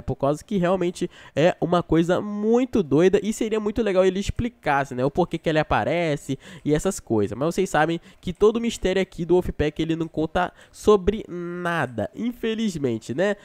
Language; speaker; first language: Portuguese; native; Portuguese